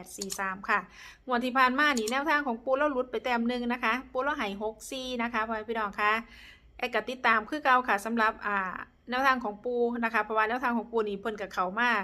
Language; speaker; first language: Thai; non-native, local second language; Northeastern Thai